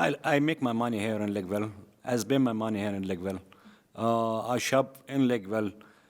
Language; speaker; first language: English; non-native, learner; Arabic